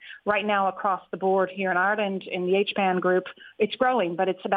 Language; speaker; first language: English; native; English